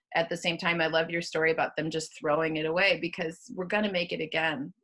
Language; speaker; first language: English; native; English